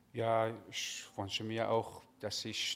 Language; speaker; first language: German; non-native, learner; Arabic